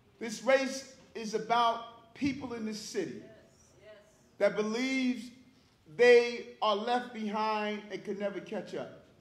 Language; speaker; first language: English; native; English